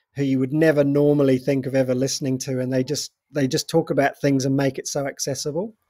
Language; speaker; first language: English; native; English